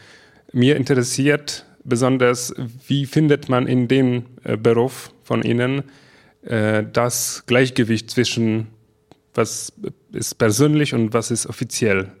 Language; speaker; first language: German; non-native, fluent; Polish